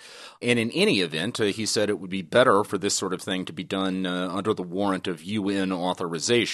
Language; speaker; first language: English; native; English